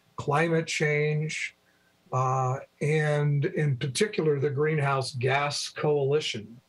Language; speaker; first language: English; native; English